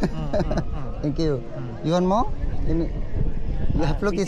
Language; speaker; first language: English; non-native, learner; Indonesian